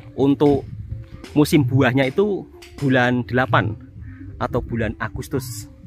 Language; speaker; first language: Indonesian; native; Indonesian